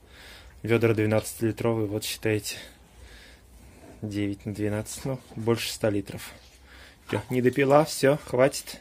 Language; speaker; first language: Russian; native; Russian